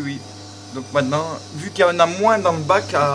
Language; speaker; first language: French; native; French